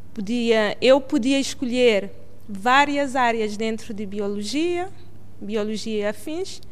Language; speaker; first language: Portuguese; non-native, local second language; Kabuverdianu